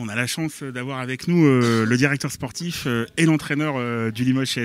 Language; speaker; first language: French; native; French